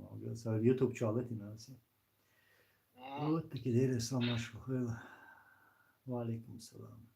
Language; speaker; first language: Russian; non-native, local second language; Chechen